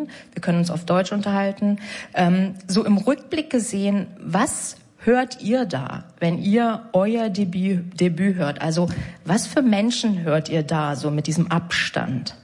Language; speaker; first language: German; native; German